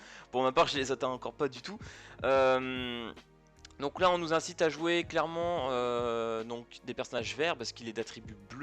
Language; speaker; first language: French; native; French